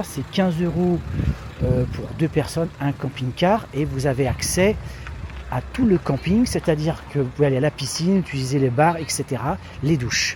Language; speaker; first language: French; native; French